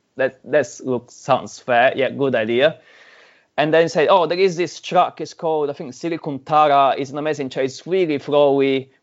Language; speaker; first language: English; non-native, fluent; Italian